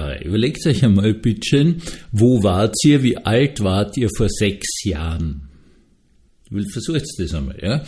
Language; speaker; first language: German; native; German